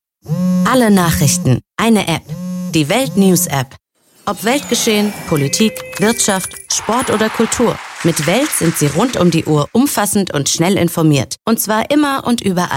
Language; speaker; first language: German; native; German